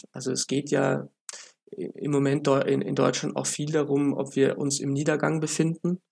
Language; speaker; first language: German; native; German